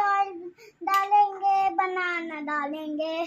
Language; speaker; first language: Hindi; native; Hindi